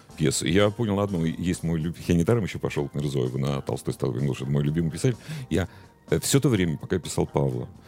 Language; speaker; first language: Russian; native; Russian